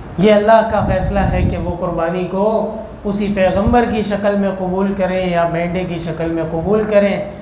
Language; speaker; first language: Urdu; non-native, local second language; Pashto